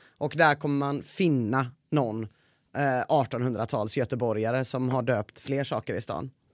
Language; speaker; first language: Swedish; native; Swedish